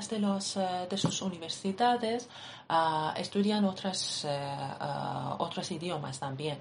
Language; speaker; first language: Spanish; non-native, fluent; Persian